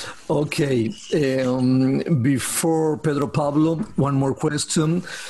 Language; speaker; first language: English; non-native, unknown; Spanish